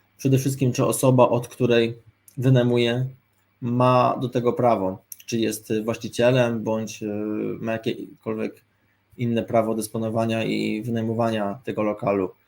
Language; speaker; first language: Polish; native; Polish